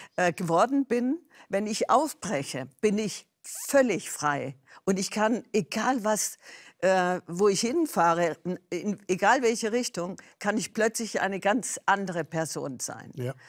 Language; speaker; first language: German; native; German